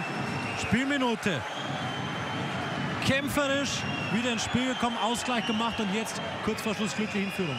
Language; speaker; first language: German; native; German